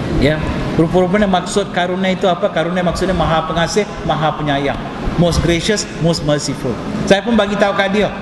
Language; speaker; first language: Malay; non-native, local second language; Tamil